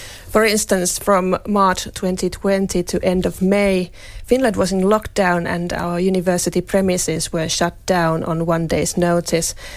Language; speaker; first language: English; non-native, fluent; Finnish